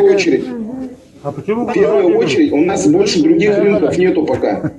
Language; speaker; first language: Russian; native; Russian